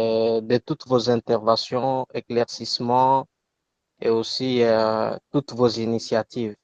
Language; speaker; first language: French; non-native, local second language; Luba-Lulua